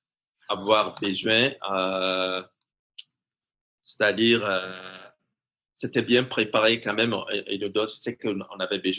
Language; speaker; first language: French; non-native, fluent; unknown